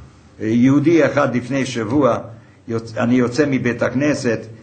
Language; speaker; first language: Hebrew; non-native, fluent; Hungarian